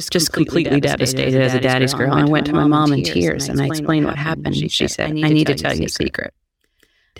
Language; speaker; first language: English; native; English